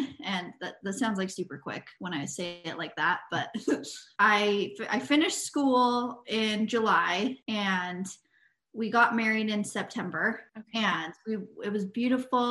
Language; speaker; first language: English; native; English